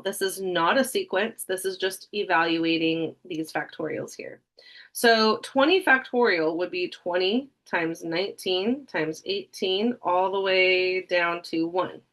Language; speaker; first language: English; native; English